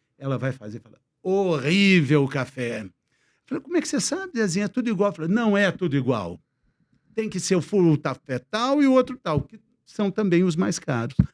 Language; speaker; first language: Portuguese; native; Portuguese